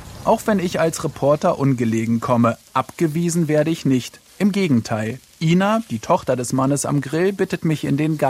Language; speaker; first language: German; native; German